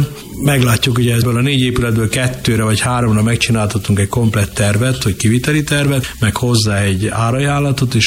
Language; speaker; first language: Hungarian; native; Hungarian